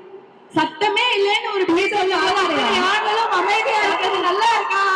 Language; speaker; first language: Tamil; native; Tamil